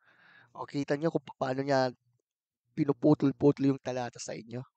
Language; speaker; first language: Filipino; native; Filipino